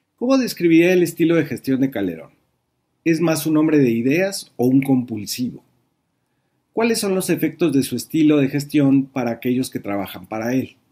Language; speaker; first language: Spanish; native; Spanish